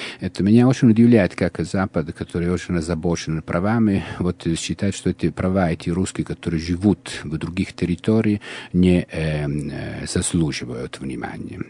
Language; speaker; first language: Russian; non-native, fluent; Italian